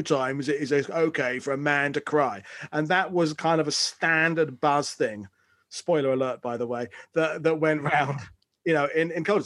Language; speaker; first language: English; native; English